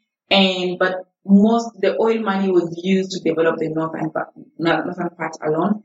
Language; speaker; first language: English; non-native, local second language; Arabic